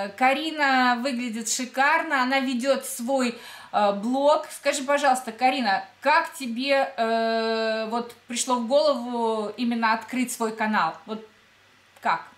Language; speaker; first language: Russian; native; Russian